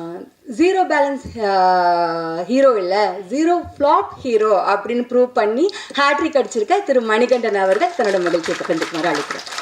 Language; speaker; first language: Tamil; native; Tamil